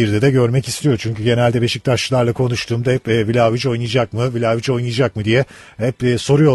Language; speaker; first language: Turkish; native; Turkish